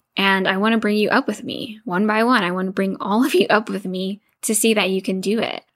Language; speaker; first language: English; native; English